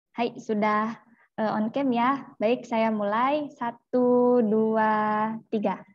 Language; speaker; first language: Indonesian; native; Indonesian